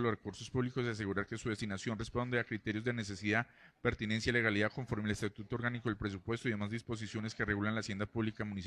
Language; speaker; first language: Spanish; native; Spanish